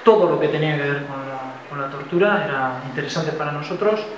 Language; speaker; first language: Spanish; non-native, local second language; Basque